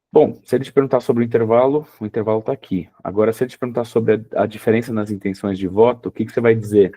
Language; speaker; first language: Portuguese; native; Portuguese